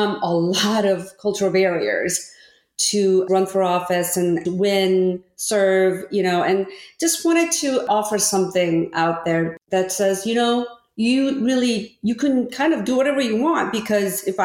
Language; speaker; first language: English; early bilingual, other home language; Korean